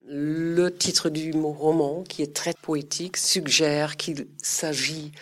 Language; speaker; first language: French; non-native, fluent; German